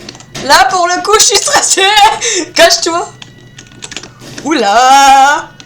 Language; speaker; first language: French; native; French